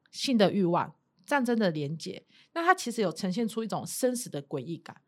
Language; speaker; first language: Chinese; native; Chinese